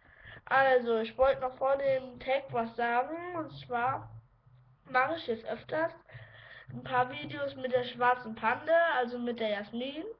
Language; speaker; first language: German; native; German